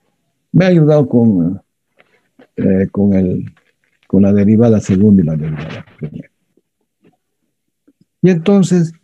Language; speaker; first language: Spanish; native; Spanish